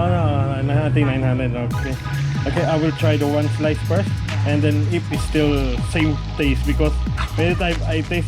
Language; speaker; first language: English; non-native, local second language; Filipino